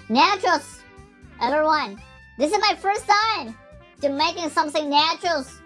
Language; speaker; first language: English; non-native, learner; Japanese